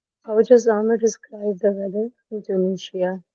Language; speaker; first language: English; non-native, local second language; Hindi